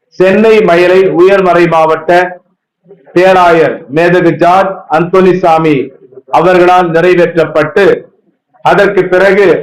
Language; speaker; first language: Tamil; native; Tamil